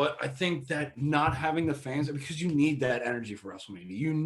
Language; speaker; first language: English; native; English